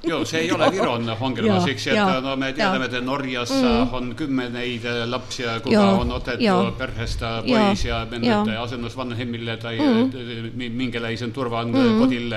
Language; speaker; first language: Finnish; non-native, learner; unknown